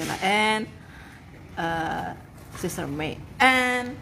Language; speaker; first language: English; non-native, learner; Indonesian